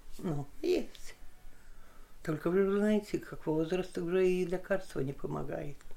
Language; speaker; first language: Russian; non-native, local second language; Lithuanian